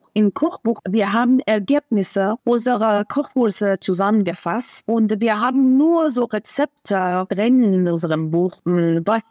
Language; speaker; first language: German; non-native, fluent; Persian